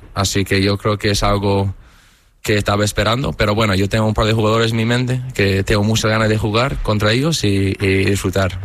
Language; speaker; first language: Spanish; non-native, fluent; English